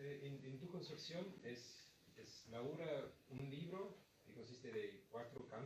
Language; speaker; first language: Spanish; non-native, fluent; English